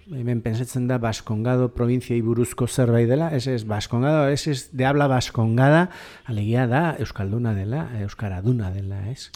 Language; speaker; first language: Basque; native; Basque